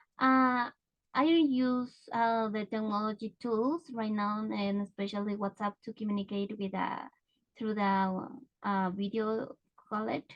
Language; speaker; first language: English; non-native, learner; Spanish